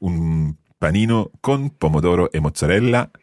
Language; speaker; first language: Italian; non-native, fluent; English